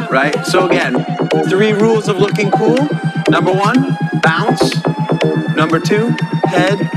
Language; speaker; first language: English; native; English